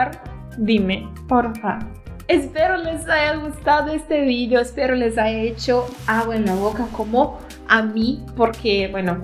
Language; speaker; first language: Spanish; non-native, fluent; Portuguese